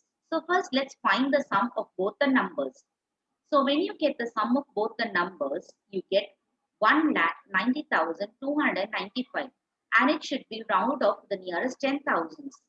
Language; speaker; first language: English; non-native, local second language; Tamil